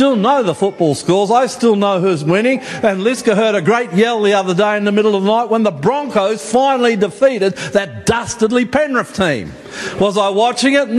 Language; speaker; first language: English; native; English